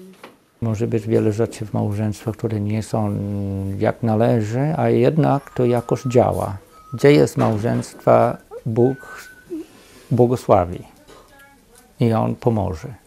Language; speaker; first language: Polish; non-native, fluent; English